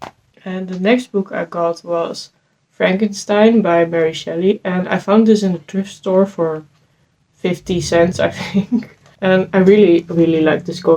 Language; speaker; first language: English; non-native, fluent; Dutch